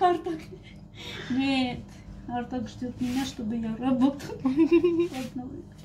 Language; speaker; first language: Russian; non-native, learner; Armenian